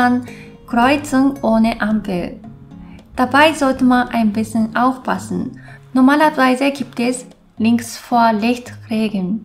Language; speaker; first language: German; non-native, fluent; Japanese